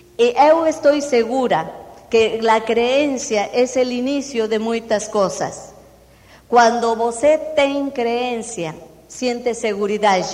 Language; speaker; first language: Spanish; non-native, fluent; Portuguese